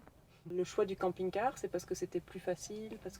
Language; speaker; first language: French; native; French